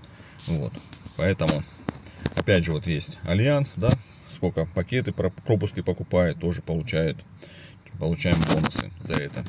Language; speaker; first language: Russian; native; Russian